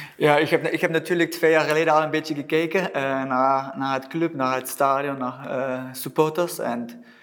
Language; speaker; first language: Dutch; non-native, fluent; German